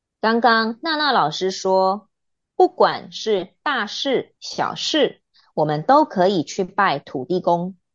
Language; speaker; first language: Chinese; native; Chinese